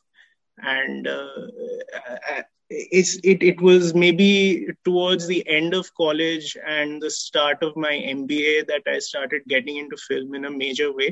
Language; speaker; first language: English; non-native, local second language; Hindi